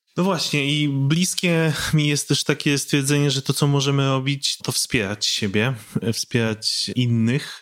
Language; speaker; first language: Polish; native; Polish